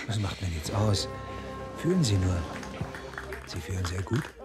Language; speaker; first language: German; native; German